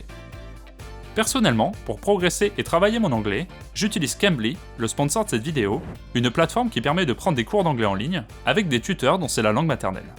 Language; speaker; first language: French; native; French